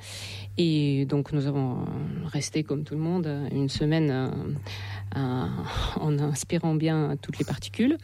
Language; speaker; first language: French; non-native, fluent; Russian